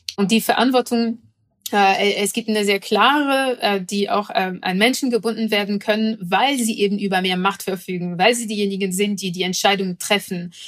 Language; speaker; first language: German; non-native, fluent; French